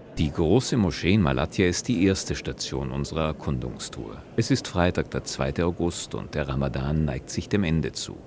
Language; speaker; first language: German; native; German